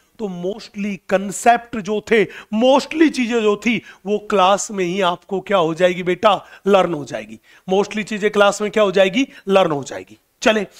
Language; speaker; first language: Hindi; native; Hindi